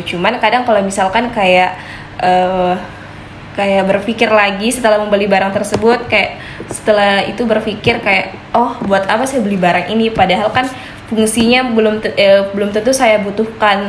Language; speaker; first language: Indonesian; native; Indonesian